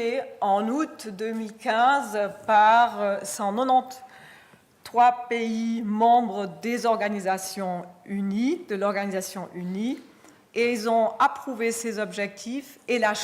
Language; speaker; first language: French; non-native, fluent; German